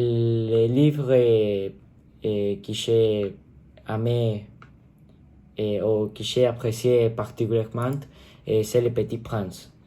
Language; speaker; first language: French; non-native, learner; Spanish